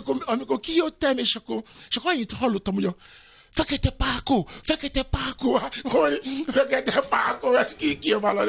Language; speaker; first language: Hungarian; non-native, fluent; Yoruba